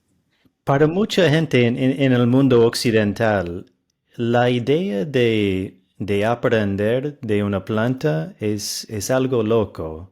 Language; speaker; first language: Spanish; non-native, fluent; English